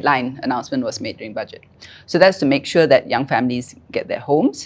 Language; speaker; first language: English; native; English